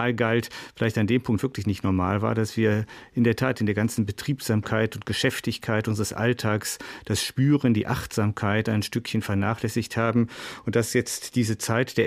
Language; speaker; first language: German; native; German